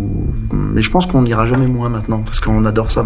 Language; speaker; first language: French; native; French